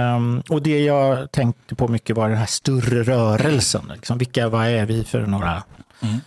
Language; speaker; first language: Swedish; native; Swedish